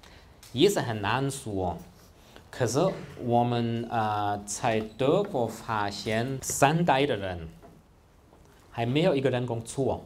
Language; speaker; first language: Chinese; non-native, fluent; German